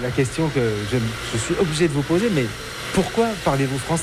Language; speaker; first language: French; native; French